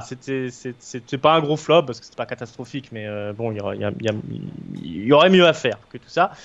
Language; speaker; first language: French; native; French